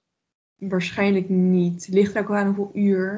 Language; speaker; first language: Dutch; native; Dutch